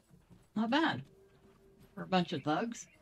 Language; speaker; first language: English; native; English